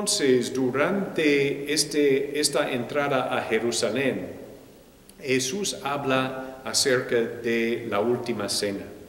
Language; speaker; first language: Spanish; non-native, fluent; English